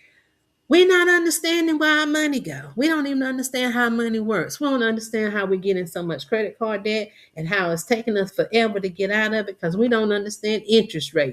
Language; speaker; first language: English; native; English